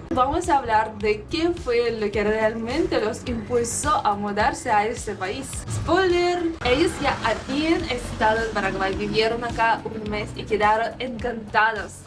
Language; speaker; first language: Spanish; non-native, fluent; Russian